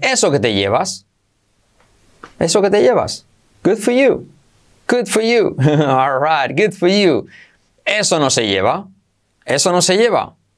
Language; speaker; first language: Spanish; native; Spanish